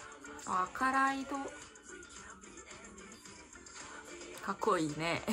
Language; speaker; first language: Japanese; non-native, learner; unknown